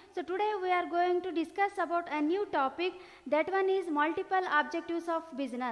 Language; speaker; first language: English; non-native, local second language; Kannada